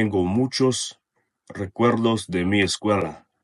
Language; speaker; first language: Spanish; non-native, learner; Russian